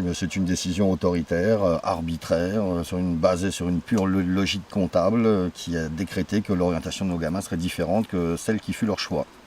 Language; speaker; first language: French; native; French